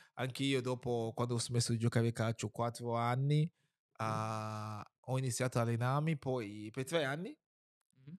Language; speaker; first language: Italian; non-native, fluent; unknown